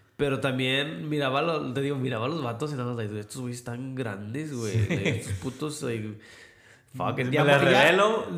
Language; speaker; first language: Spanish; native; Spanish